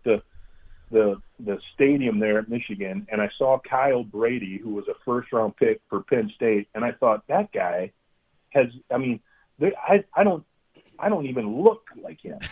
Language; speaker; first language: English; native; English